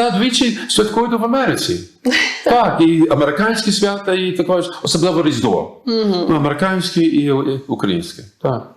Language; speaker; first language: Ukrainian; early bilingual, heritage; English